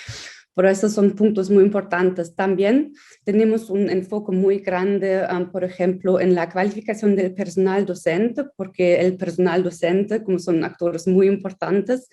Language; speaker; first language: Spanish; non-native, fluent; German